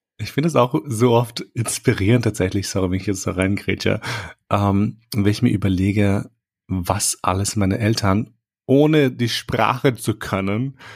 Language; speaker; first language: German; early bilingual, other home language; Albanian